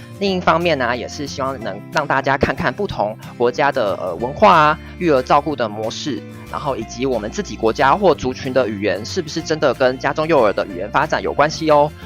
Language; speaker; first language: Chinese; native; Chinese